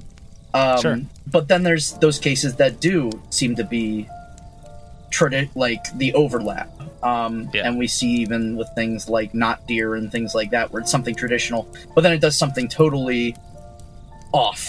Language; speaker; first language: English; native; English